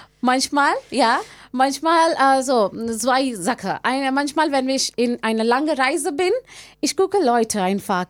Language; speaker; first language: German; non-native, fluent; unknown